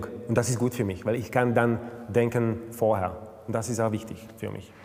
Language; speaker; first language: German; non-native, fluent; Slovak